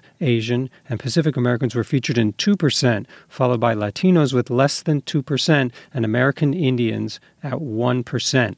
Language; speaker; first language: English; native; English